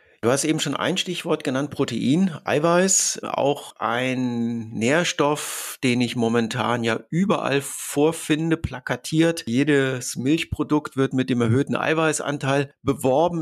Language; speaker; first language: German; native; German